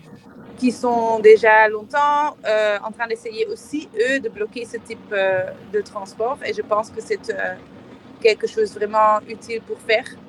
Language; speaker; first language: French; non-native, fluent; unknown